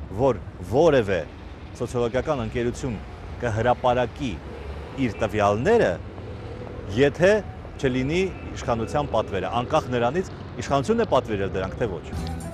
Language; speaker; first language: Armenian; native; Armenian